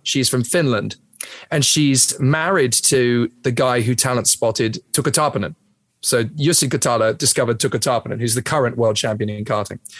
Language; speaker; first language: English; native; English